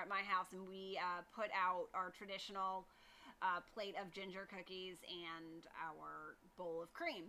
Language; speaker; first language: English; native; English